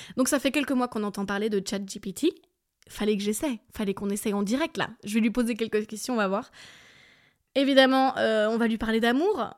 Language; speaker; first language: French; early bilingual, other home language; English